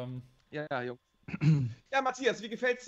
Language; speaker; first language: German; native; German